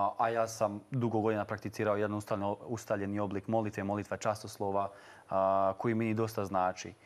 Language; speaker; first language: Croatian; native; Croatian